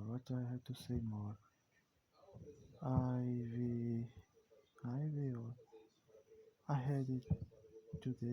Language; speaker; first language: English; non-native, learner; Portuguese